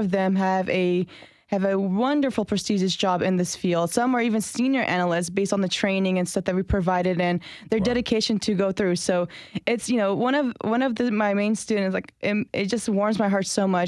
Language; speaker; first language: English; early bilingual, other home language; Kurdish